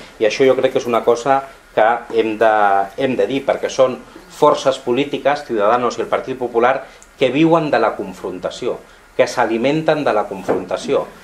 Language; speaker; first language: Catalan; non-native, local second language; Spanish